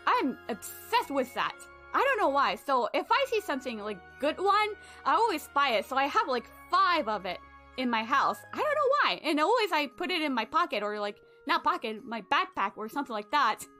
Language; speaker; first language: English; non-native, fluent; Japanese